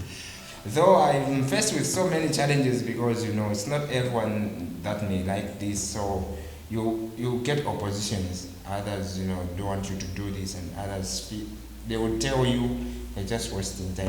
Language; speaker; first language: English; non-native, local second language; Bemba